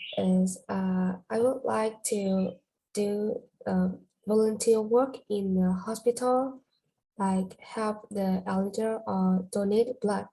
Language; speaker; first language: English; non-native, learner; Vietnamese